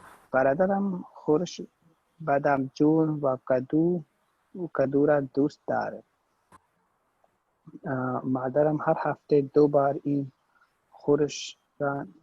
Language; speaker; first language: Persian; non-native, learner; Urdu